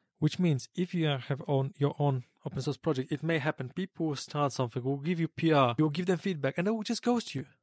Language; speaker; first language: English; non-native, fluent; Polish